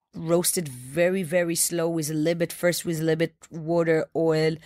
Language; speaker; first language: English; non-native, fluent; Hebrew